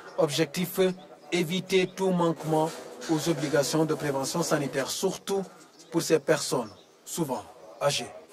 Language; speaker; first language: French; non-native, local second language; Wolof